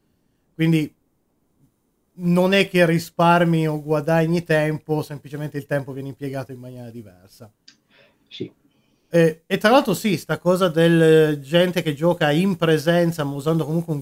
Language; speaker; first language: Italian; native; Italian